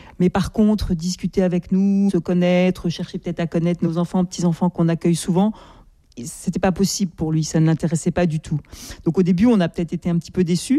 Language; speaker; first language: French; native; French